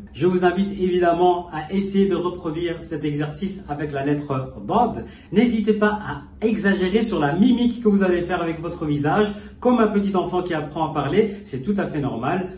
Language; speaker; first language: French; native; French